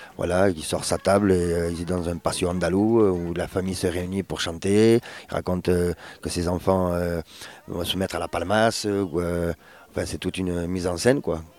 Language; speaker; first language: French; early bilingual, other home language; Spanish